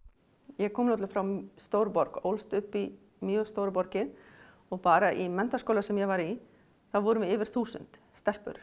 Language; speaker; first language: Icelandic; non-native, fluent; Afrikaans